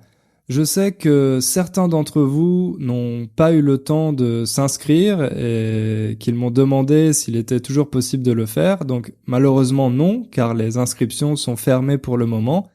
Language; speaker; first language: French; native; French